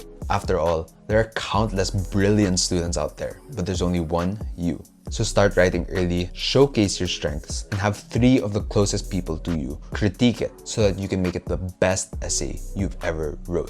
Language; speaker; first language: English; non-native, local second language; Filipino